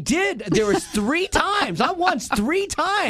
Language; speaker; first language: English; native; English